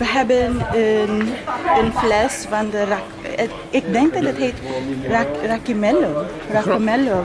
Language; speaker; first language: Dutch; non-native, learner; English